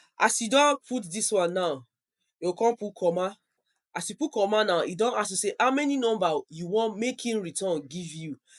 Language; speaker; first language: Nigerian Pidgin; non-native, local second language; Yoruba